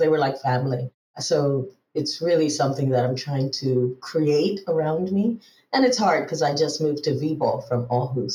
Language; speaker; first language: English; native; English